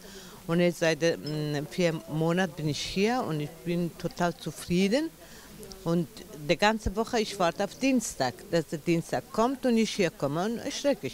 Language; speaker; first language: German; non-native, learner; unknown